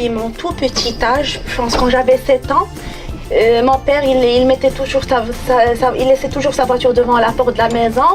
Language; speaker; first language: French; non-native, local second language; Arabic